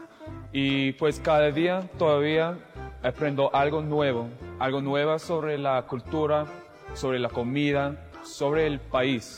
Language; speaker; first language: Spanish; non-native, fluent; English